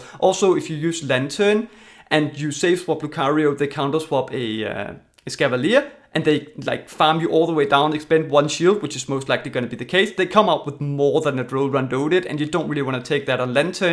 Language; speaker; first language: English; native; English